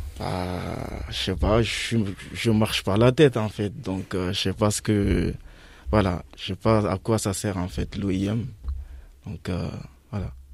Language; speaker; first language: French; non-native, local second language; Fula